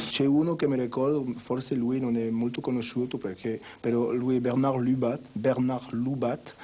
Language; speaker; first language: Italian; non-native, learner; French